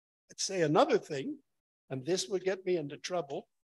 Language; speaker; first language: English; native; English